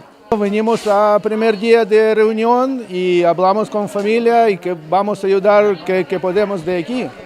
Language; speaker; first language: Spanish; non-native, learner; Ukrainian